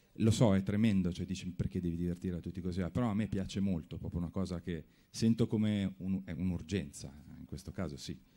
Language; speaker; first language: Italian; native; Italian